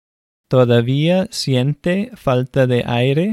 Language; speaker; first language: Spanish; non-native, fluent; English